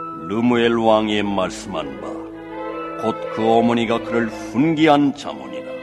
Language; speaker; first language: Korean; native; Korean